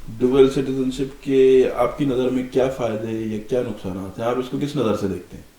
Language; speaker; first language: Urdu; native; Urdu